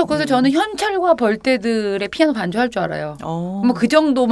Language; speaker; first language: Korean; native; Korean